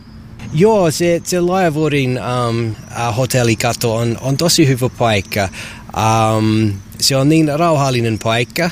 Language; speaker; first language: Finnish; non-native, learner; English